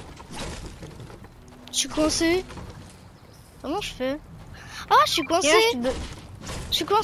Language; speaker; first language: French; native; French